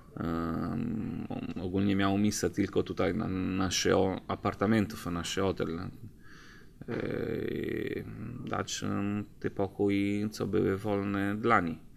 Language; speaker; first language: Polish; non-native, learner; Italian